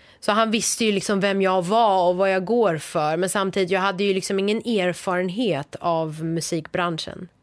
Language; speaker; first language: Swedish; early bilingual, other home language; Persian